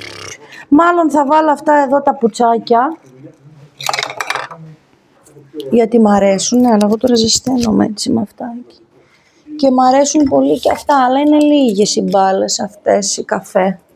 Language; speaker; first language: Greek; native; Greek